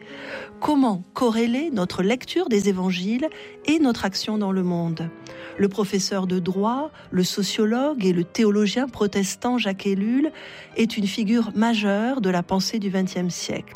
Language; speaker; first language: French; native; French